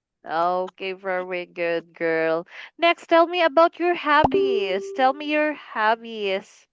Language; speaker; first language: English; non-native, fluent; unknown